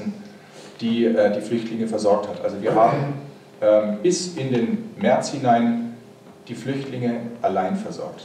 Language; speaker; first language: German; native; German